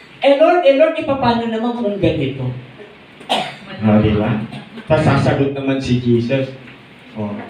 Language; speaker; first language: Filipino; non-native, local second language; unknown